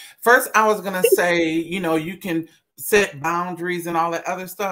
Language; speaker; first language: English; native; English